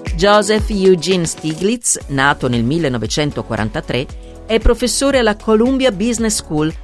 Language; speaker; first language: Italian; native; Italian